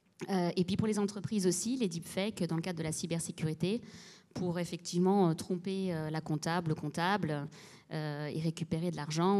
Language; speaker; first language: French; native; French